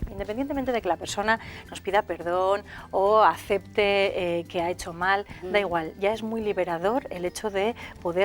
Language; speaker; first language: Spanish; native; Spanish